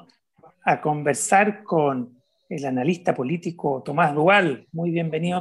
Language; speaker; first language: Spanish; native; Spanish